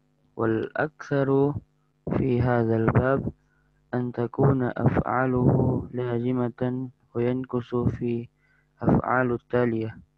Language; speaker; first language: Arabic; non-native, learner; Indonesian